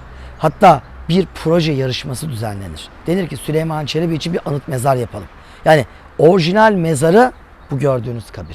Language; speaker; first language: Turkish; native; Turkish